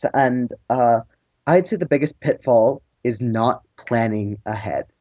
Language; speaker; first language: English; native; English